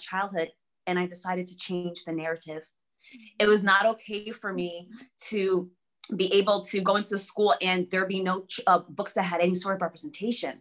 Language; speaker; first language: English; early bilingual, other home language; German